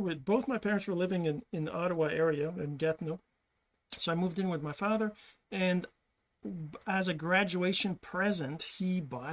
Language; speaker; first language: English; early bilingual, other home language; French